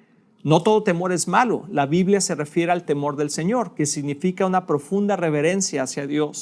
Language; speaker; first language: Spanish; native; Spanish